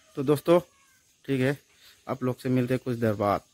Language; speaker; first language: Hindi; non-native, local second language; Nepali